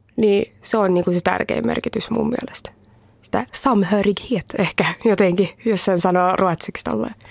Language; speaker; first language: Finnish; early bilingual, heritage; Finnish